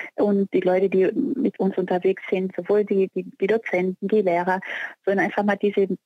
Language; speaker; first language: German; non-native, fluent; Portuguese